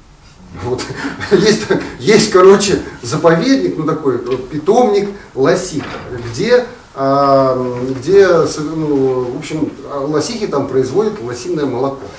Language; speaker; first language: Russian; native; Russian